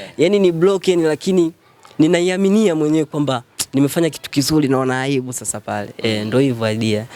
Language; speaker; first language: Swahili; native; Swahili